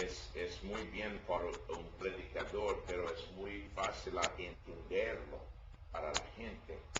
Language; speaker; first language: Spanish; non-native, learner; English